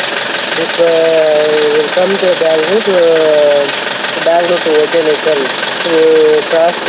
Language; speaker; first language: Tamil; native; Tamil